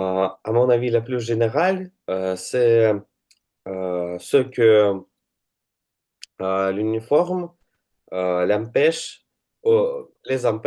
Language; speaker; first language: French; non-native, learner; Russian